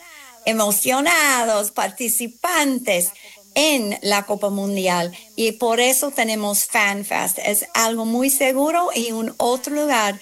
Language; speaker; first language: Spanish; non-native, fluent; English